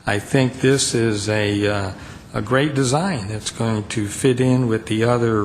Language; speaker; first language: English; native; English